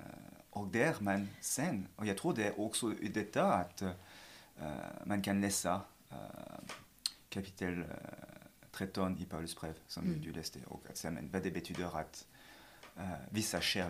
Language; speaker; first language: Swedish; non-native, fluent; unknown